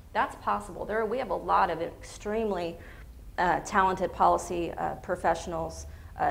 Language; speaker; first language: English; native; English